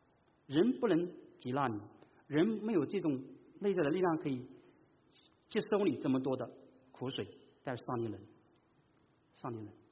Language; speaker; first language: Chinese; native; Chinese